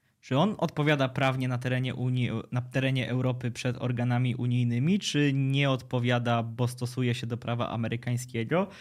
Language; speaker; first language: Polish; native; Polish